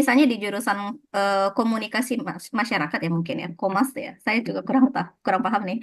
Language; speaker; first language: Indonesian; non-native, fluent; Japanese